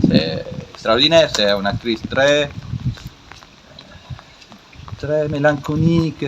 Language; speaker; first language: French; non-native, learner; Italian